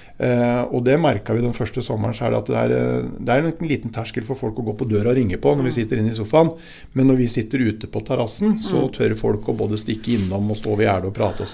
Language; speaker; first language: Norwegian; native; Norwegian